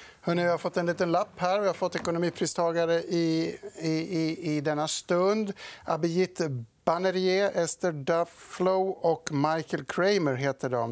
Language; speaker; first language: Swedish; native; Swedish